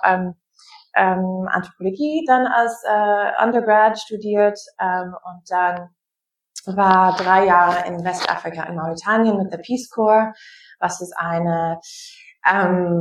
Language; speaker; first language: German; non-native, fluent; English